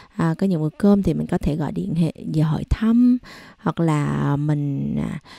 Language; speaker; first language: Vietnamese; native; Vietnamese